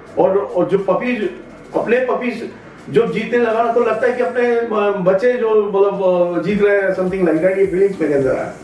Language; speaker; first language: Hindi; non-native, local second language; Bangla